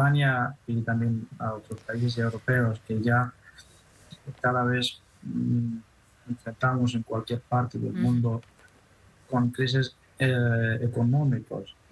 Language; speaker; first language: Spanish; non-native, fluent; Persian